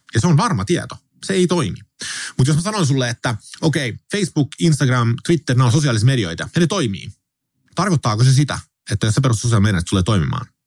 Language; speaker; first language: Finnish; early bilingual, heritage; Finnish